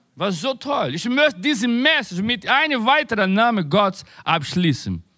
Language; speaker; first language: German; non-native, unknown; Spanish